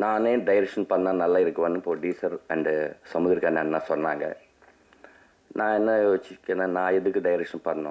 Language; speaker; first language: Tamil; non-native, learner; Telugu